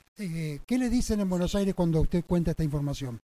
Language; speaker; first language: Spanish; native; Spanish